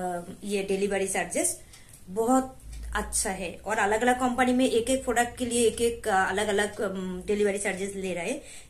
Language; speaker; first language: Hindi; non-native, local second language; Bangla